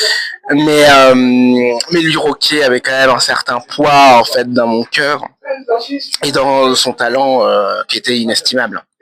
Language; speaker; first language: French; native; French